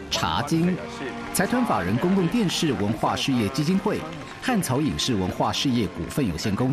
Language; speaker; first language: Chinese; native; Chinese